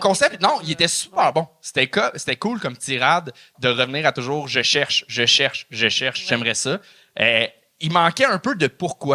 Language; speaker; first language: French; native; French